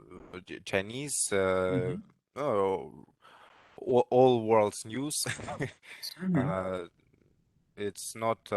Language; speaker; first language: English; non-native, learner; Russian